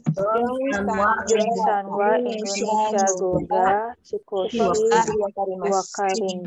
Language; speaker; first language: Japanese; non-native, learner; Indonesian